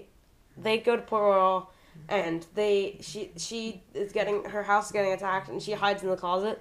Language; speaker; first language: English; native; English